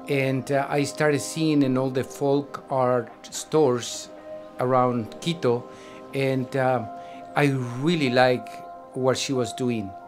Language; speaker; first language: English; non-native, fluent; Spanish